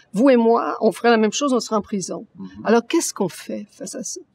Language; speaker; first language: French; native; French